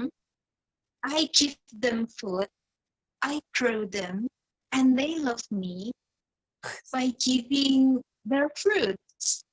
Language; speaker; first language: English; non-native, fluent; Indonesian